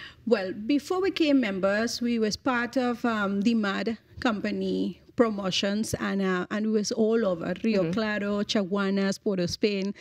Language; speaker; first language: English; non-native, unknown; Spanish